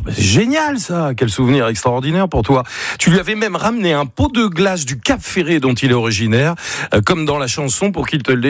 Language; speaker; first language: French; native; French